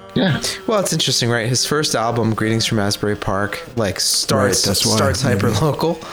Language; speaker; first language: English; native; English